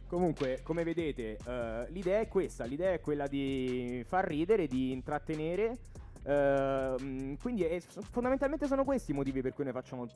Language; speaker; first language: Italian; native; Italian